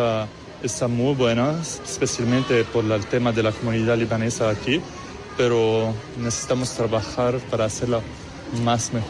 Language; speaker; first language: Spanish; non-native, fluent; Arabic